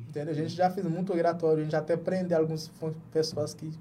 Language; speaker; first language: Portuguese; non-native, fluent; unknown